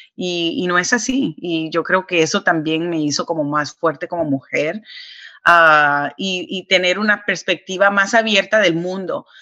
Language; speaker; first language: Spanish; early bilingual, heritage; Spanish